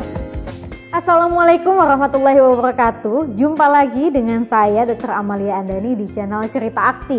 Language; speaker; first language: Indonesian; native; Indonesian